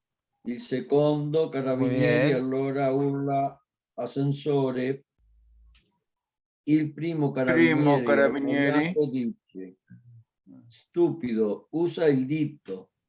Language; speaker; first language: Italian; non-native, learner; Spanish